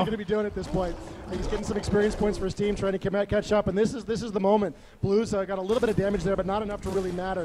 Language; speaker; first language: English; native; English